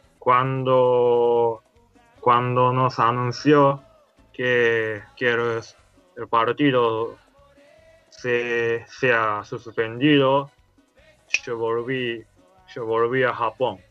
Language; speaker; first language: Spanish; non-native, learner; Japanese